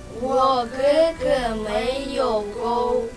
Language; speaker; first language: Chinese; non-native, learner; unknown